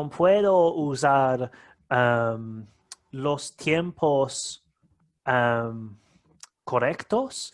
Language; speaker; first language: Spanish; non-native, learner; English